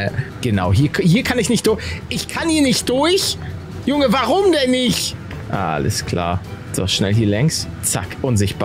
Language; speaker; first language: German; native; German